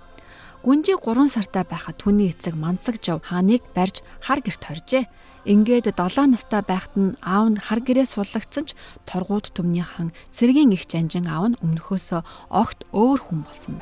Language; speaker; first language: Mongolian; native; Mongolian